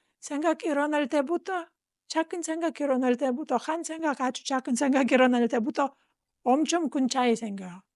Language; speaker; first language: Korean; non-native, fluent; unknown